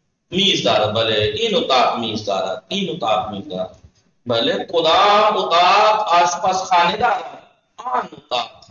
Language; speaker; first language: Persian; non-native, fluent; Urdu